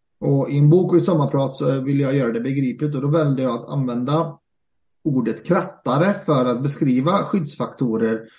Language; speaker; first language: Swedish; early bilingual, other home language; Arabic